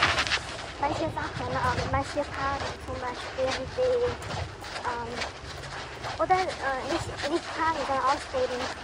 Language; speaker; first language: German; non-native, learner; Chinese